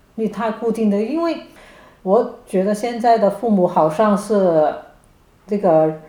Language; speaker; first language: Chinese; non-native, local second language; Cantonese